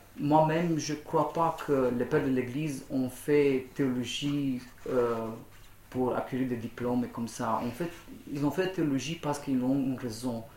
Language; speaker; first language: French; non-native, learner; Romanian